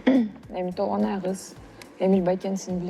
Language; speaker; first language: Kyrgyz; non-native, local second language; Russian